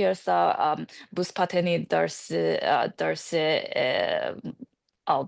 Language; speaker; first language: Turkish; non-native, learner; English